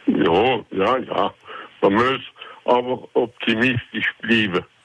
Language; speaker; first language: German; non-native, local second language; French